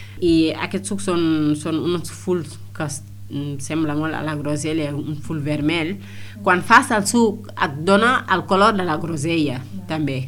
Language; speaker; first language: Catalan; non-native, fluent; Wolof